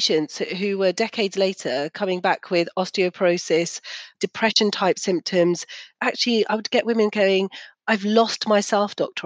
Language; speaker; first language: English; early bilingual, other home language; Punjabi